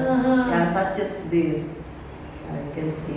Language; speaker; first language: English; non-native, learner; Indonesian